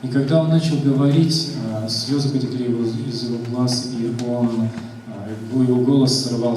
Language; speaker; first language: Russian; native; Russian